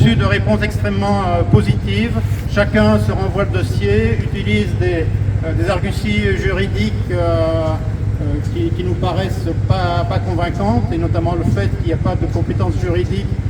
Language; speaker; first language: French; native; French